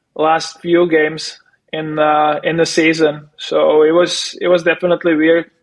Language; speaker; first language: English; non-native, fluent; Czech